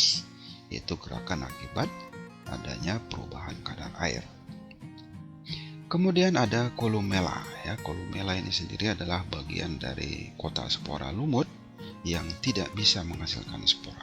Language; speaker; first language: Indonesian; native; Indonesian